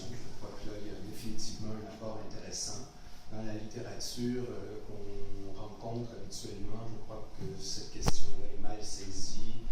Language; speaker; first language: French; native; French